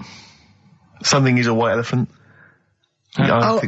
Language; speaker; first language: English; native; English